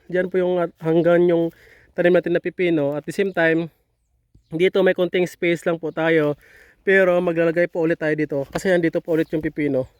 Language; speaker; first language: Filipino; non-native, local second language; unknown